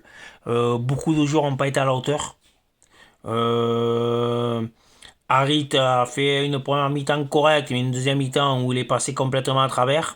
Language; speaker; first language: French; native; French